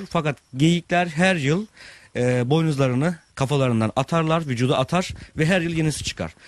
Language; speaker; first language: Turkish; native; Turkish